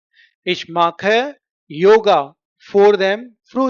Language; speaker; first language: German; non-native, fluent; Hindi